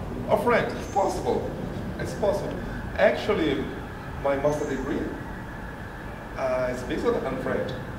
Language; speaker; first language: English; non-native, fluent; Portuguese